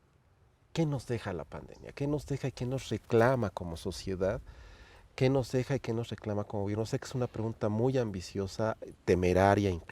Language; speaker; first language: Spanish; native; Spanish